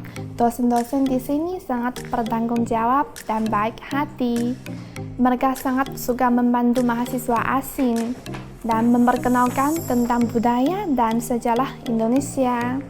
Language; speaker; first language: Indonesian; non-native, fluent; Chinese